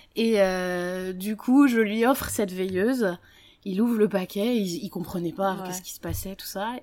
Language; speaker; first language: French; native; French